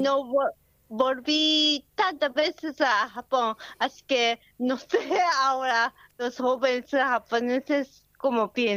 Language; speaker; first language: Spanish; non-native, learner; Japanese